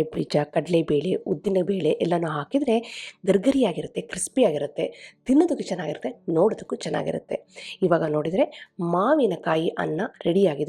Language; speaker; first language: Kannada; native; Kannada